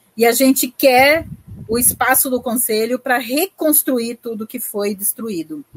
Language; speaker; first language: Portuguese; native; Portuguese